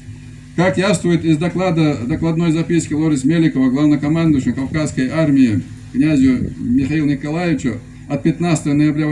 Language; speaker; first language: Russian; non-native, local second language; Ingush